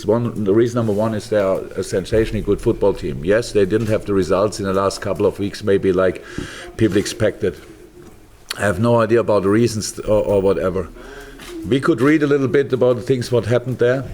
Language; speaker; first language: English; non-native, fluent; German